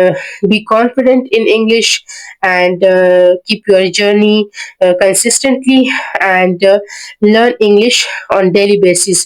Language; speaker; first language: English; non-native, learner; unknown